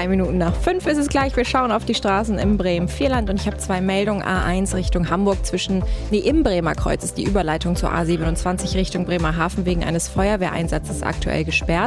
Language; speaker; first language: German; native; German